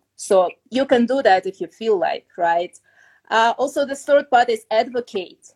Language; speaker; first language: English; non-native, fluent; Ukrainian